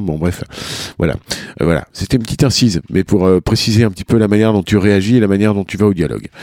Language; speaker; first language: French; native; French